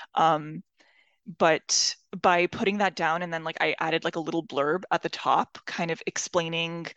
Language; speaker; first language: English; non-native, fluent; Persian